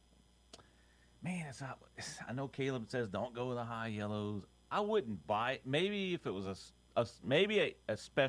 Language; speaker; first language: English; native; English